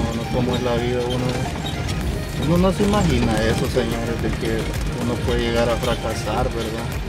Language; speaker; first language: Spanish; native; Spanish